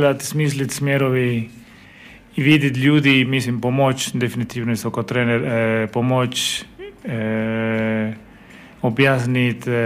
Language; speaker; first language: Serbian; non-native, learner; Spanish